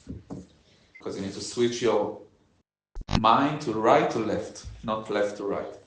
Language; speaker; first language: English; non-native, learner; Hebrew